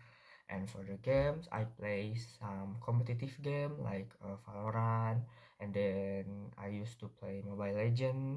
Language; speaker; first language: English; non-native, learner; Indonesian